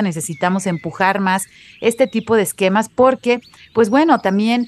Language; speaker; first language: Spanish; native; Spanish